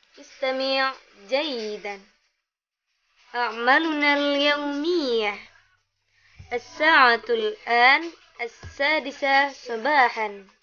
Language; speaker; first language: Arabic; non-native, learner; Indonesian